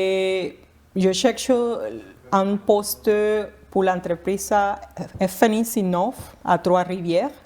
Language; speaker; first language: French; non-native, fluent; Spanish